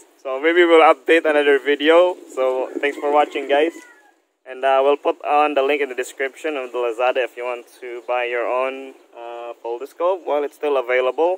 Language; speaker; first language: English; non-native, local second language; Filipino